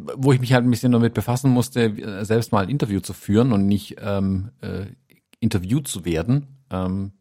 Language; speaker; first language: German; non-native, fluent; English